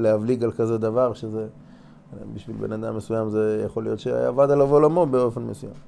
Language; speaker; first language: Hebrew; non-native, fluent; English